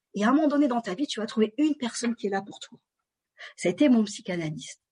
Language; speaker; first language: French; native; French